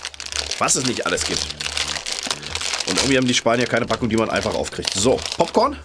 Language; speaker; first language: German; native; German